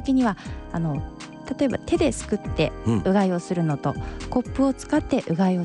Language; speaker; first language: Japanese; native; Japanese